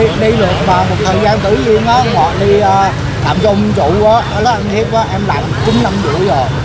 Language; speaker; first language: Vietnamese; non-native, local second language; Chinese